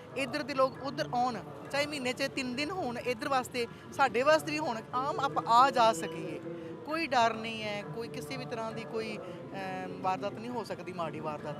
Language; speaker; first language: Punjabi; native; Punjabi